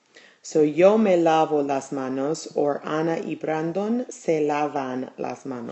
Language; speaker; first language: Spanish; non-native, fluent; English